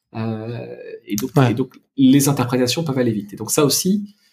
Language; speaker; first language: French; native; French